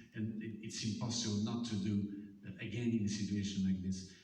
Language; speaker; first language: English; non-native, fluent; Italian